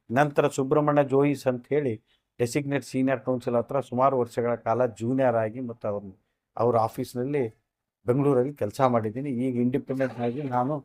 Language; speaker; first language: Kannada; native; Kannada